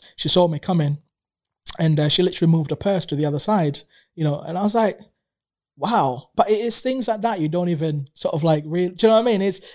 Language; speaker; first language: English; non-native, local second language; Swahili